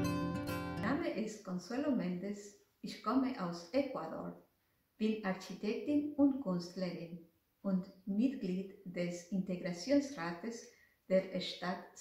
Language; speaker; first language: German; non-native, fluent; Spanish